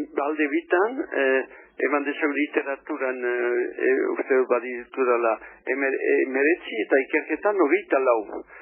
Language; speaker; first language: Basque; early bilingual, heritage; French